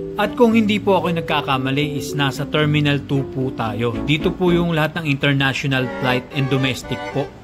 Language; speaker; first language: Filipino; native; Filipino